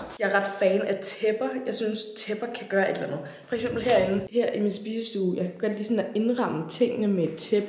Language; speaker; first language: Danish; native; Danish